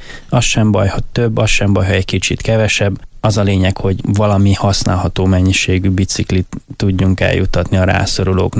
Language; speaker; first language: Hungarian; native; Hungarian